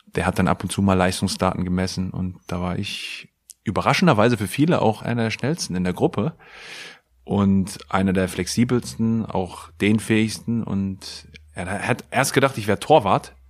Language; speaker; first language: German; native; German